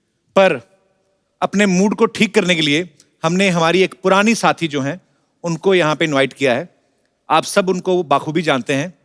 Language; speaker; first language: Hindi; native; Hindi